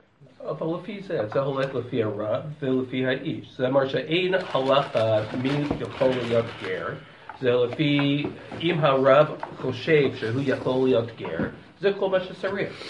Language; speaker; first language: Hebrew; non-native, learner; English